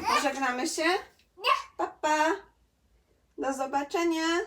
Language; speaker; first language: Polish; native; Polish